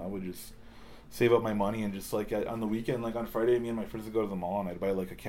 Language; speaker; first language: English; native; English